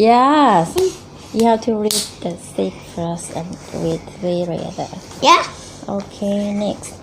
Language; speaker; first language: English; non-native, learner; Thai